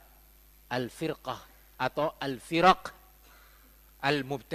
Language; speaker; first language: Arabic; non-native, fluent; Indonesian